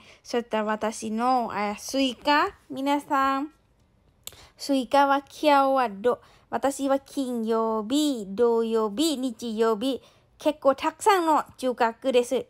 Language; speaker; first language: Japanese; non-native, learner; Thai